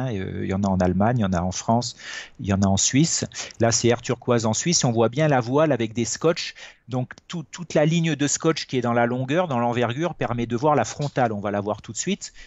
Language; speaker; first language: French; native; French